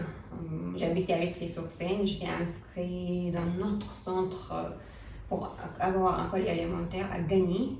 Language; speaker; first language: French; non-native, learner; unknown